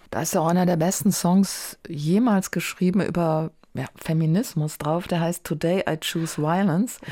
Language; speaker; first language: German; native; German